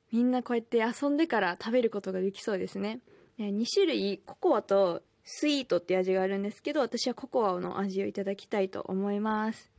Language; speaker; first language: Japanese; native; Japanese